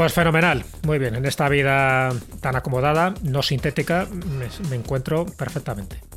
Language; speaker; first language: Spanish; native; Spanish